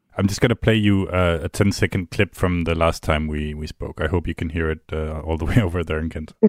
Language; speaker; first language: English; non-native, fluent; Danish